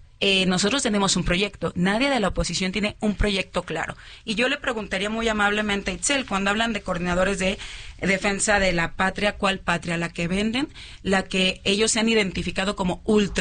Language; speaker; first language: Spanish; native; Spanish